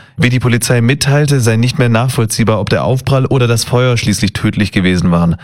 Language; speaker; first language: German; native; German